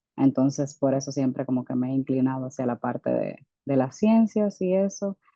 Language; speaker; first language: Spanish; early bilingual, heritage; Spanish